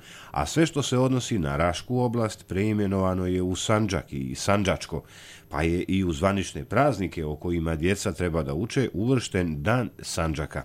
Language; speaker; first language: Serbian; native; Serbian